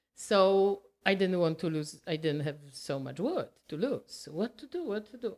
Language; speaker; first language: English; non-native, learner; Polish